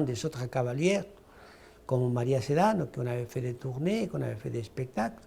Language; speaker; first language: French; non-native, fluent; Spanish